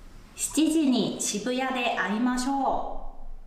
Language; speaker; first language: Japanese; non-native, learner; English